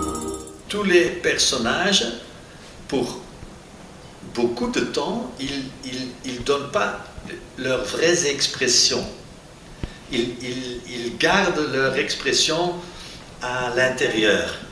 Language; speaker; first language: French; non-native, local second language; Dutch